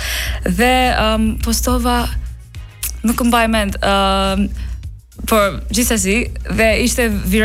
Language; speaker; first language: Albanian; non-native, learner; English